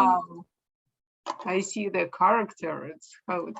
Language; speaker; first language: English; non-native, learner; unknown